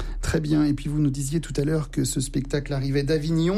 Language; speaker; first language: French; native; French